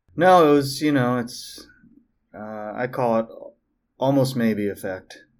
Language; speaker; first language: English; early bilingual, other home language; Filipino